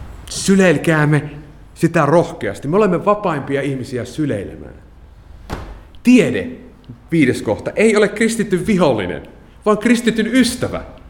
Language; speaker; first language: Finnish; non-native, fluent; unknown